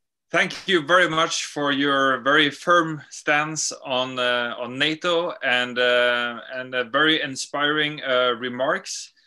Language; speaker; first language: English; non-native, fluent; Norwegian